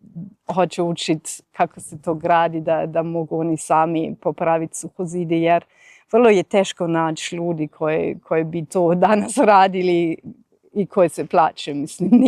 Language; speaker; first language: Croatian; non-native, fluent; German